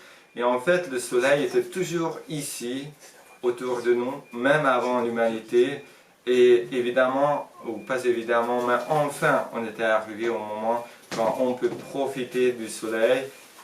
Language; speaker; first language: French; non-native, fluent; Hungarian